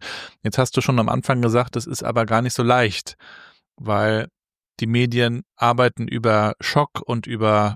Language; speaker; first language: German; native; German